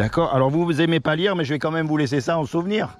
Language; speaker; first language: French; native; French